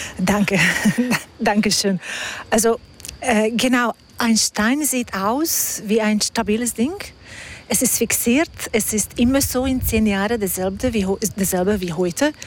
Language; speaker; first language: German; non-native, fluent; Hungarian